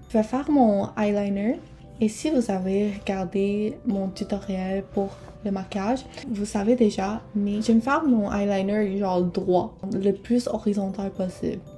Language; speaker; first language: French; non-native, fluent; Korean